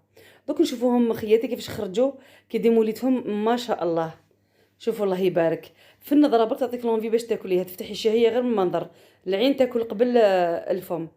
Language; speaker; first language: Arabic; native; Arabic